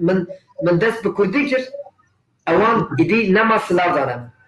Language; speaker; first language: Kurdish; non-native, local second language; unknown